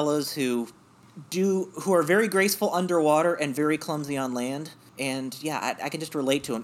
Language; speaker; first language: English; native; English